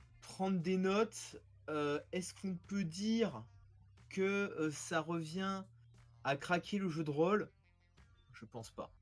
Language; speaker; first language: French; native; French